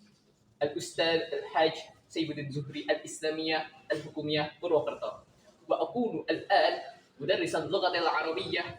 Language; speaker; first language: Arabic; non-native, fluent; Indonesian